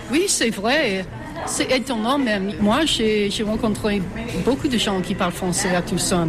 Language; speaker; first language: French; non-native, fluent; English